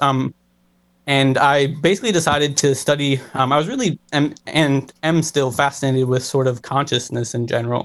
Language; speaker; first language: English; native; English